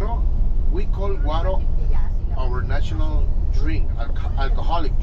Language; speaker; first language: English; non-native, fluent; Spanish